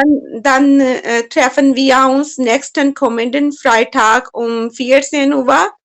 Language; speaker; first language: German; non-native, learner; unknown